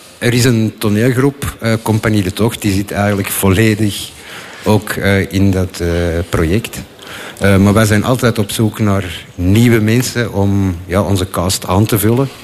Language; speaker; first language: Dutch; native; Dutch